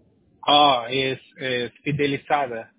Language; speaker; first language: Spanish; non-native, learner; Portuguese